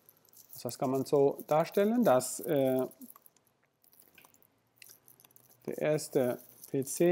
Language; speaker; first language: German; non-native, fluent; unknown